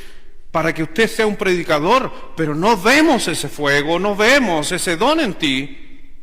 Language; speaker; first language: Spanish; native; Spanish